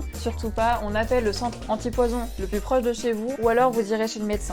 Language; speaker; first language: French; native; French